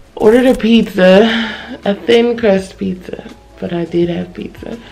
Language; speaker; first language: English; native; English